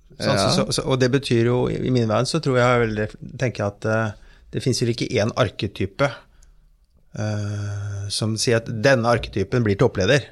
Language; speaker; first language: Norwegian; native; Norwegian